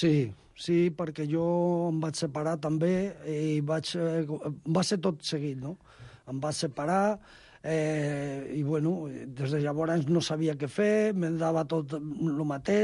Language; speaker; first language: Catalan; non-native, local second language; Spanish